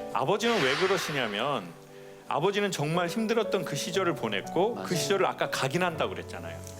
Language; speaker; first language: Korean; native; Korean